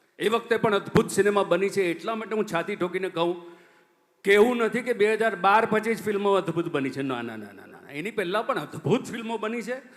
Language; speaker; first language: Gujarati; native; Gujarati